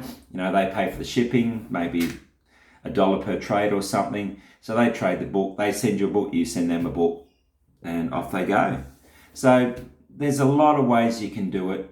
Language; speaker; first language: English; native; English